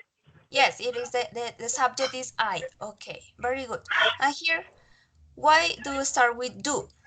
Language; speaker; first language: English; non-native, learner; Spanish